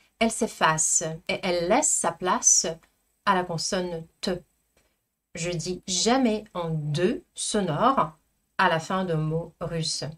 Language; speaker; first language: French; non-native, fluent; Russian